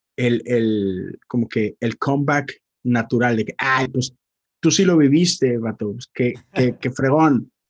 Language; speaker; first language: Spanish; native; Spanish